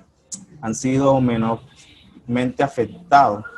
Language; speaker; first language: Spanish; native; Spanish